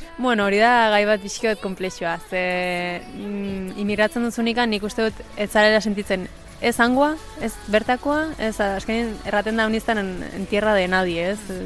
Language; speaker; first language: Basque; early bilingual, other home language; Spanish